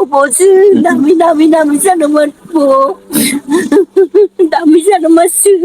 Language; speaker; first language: Filipino; non-native, learner; Vietnamese